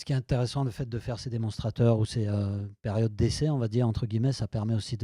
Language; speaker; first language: French; native; French